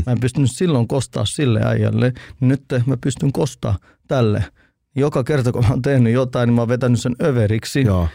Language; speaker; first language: Finnish; early bilingual, heritage; Finnish